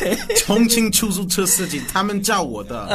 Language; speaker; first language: Chinese; non-native, fluent; English